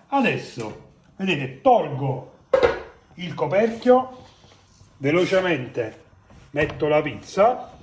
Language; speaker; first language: Italian; native; Italian